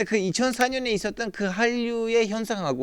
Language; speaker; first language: Korean; non-native, fluent; Turkish